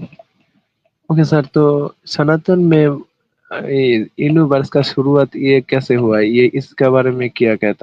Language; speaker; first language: Hindi; non-native, learner; Bangla